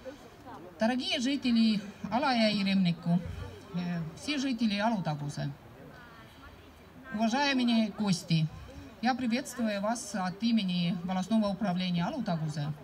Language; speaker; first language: Russian; non-native, local second language; Estonian